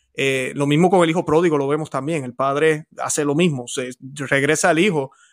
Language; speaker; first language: Spanish; native; Spanish